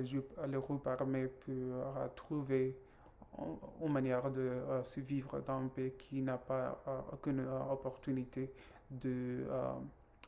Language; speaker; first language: French; non-native, learner; Spanish